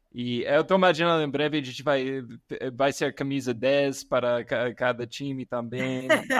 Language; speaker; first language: Portuguese; non-native, fluent; English